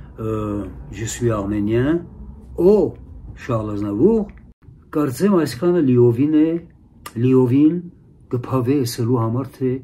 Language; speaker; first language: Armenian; early bilingual, heritage; Armenian